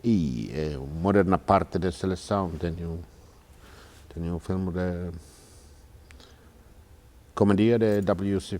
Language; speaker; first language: Portuguese; non-native, learner; Finnish